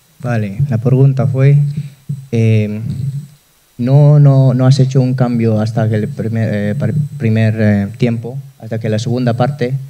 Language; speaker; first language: Spanish; non-native, learner; Indonesian